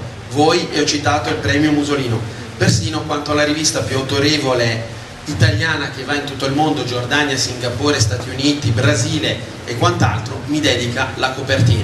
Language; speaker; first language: Italian; native; Italian